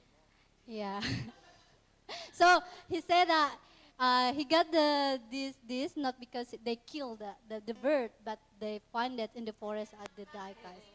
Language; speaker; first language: English; non-native, fluent; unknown